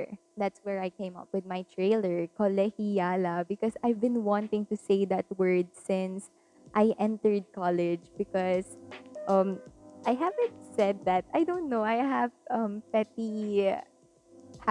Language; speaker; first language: English; non-native, local second language; Filipino